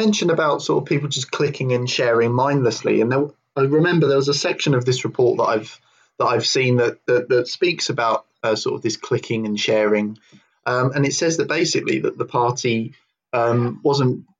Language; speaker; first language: English; native; English